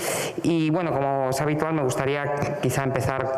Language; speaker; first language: Spanish; native; Spanish